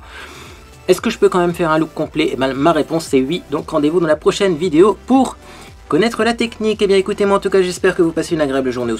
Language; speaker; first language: French; native; French